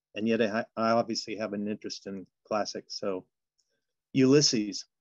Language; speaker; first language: English; native; English